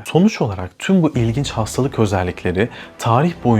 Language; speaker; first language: Turkish; native; Turkish